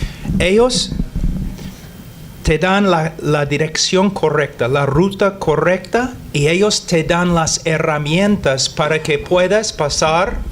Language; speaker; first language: Spanish; non-native, fluent; English